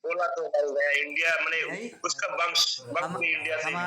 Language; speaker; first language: Hindi; non-native, learner; Bangla